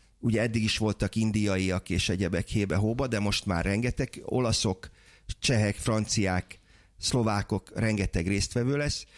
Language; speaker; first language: Hungarian; native; Hungarian